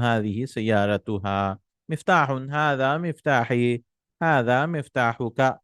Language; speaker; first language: Arabic; non-native, fluent; Urdu